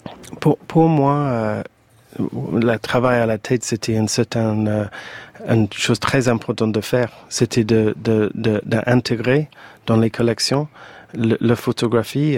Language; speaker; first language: French; non-native, fluent; English